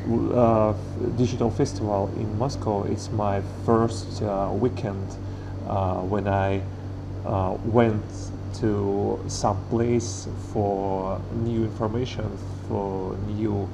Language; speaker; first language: English; non-native, learner; Russian